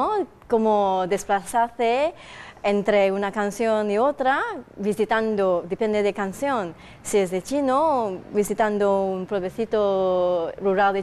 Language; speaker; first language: Spanish; non-native, fluent; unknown